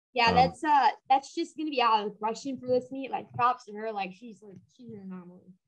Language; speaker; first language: English; native; English